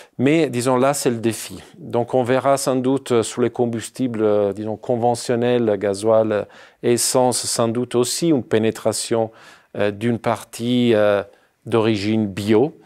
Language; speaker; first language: French; non-native, fluent; Italian